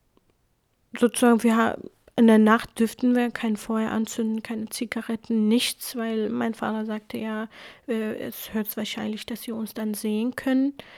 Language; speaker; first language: German; non-native, fluent; Kurdish